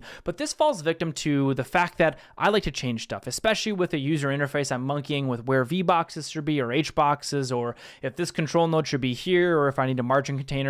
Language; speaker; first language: English; native; English